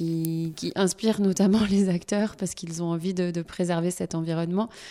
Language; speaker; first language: French; native; French